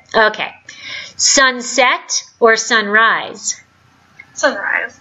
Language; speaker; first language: English; native; English